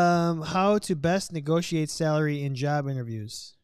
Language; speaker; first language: English; native; English